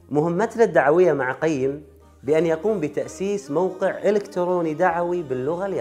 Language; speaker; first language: Arabic; native; Arabic